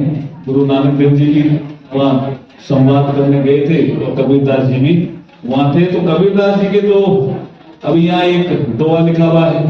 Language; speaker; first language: Hindi; native; Hindi